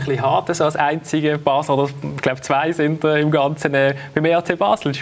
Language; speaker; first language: German; native; German